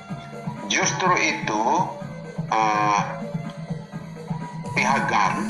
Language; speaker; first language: Indonesian; non-native, fluent; Finnish